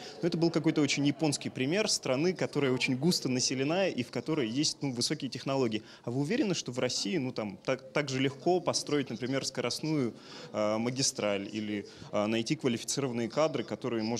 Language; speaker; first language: Russian; native; Russian